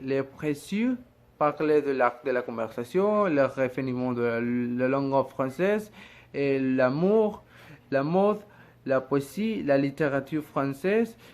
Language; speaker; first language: French; non-native, fluent; Spanish